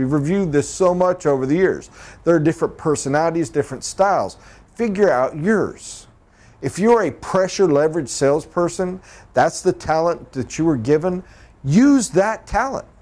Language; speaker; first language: English; native; English